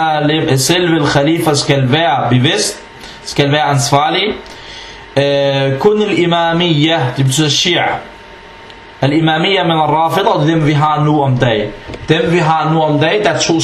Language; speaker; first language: Danish; non-native, fluent; Arabic